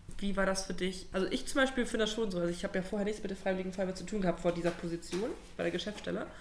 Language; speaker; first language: German; native; German